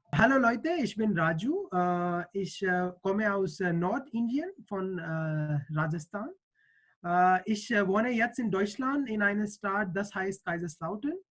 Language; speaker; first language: German; non-native, learner; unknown